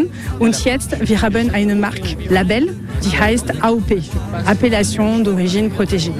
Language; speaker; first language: German; non-native, learner; French